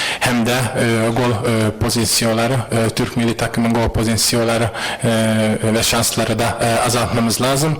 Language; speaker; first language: Turkish; non-native, fluent; Hungarian